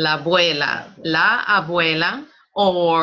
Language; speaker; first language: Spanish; non-native, fluent; English